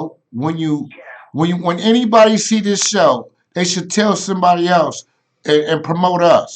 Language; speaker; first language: English; native; English